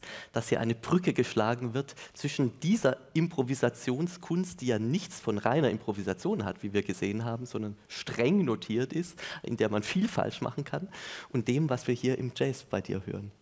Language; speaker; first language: German; native; German